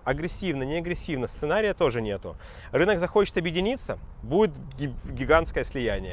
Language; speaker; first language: Russian; native; Russian